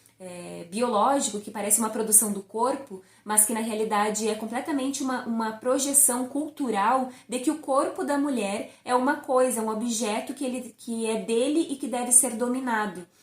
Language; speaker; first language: Portuguese; native; Portuguese